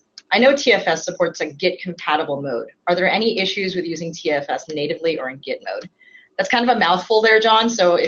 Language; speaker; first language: English; native; English